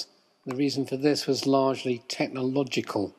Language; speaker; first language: English; native; English